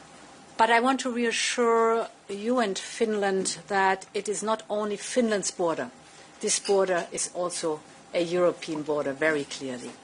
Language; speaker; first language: English; non-native, fluent; German